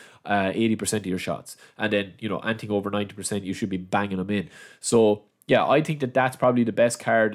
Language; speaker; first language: English; native; English